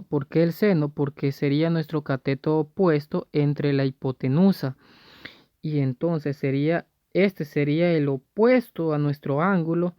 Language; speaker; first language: Spanish; native; Spanish